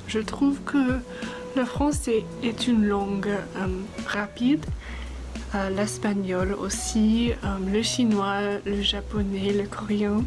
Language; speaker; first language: French; non-native, fluent; English